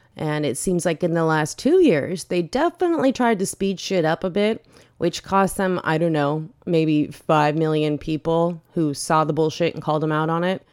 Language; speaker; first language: English; native; English